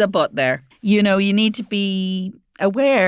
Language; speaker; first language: English; native; English